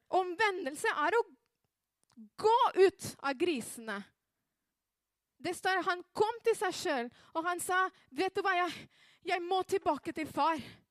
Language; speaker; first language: Norwegian; non-native, fluent; Spanish